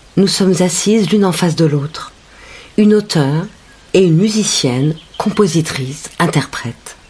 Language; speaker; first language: French; native; French